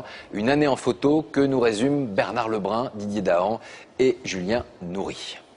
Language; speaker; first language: French; native; French